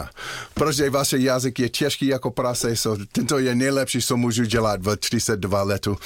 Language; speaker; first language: Czech; non-native, learner; English